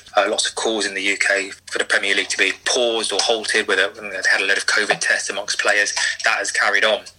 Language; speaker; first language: English; native; English